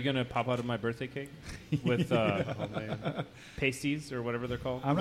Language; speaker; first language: English; native; English